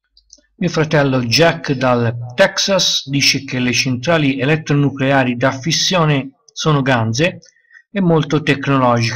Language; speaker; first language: Italian; native; Italian